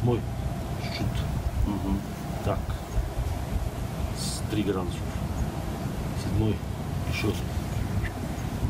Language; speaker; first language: Russian; non-native, learner; Bulgarian